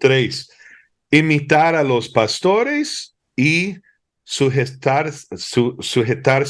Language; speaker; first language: Spanish; early bilingual, heritage; Spanish